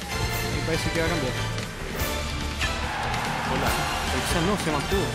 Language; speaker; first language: Spanish; native; Spanish